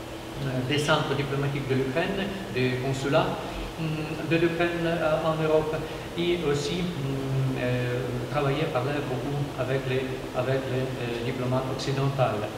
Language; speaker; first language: French; non-native, learner; Ukrainian